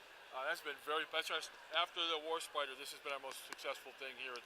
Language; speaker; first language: English; native; English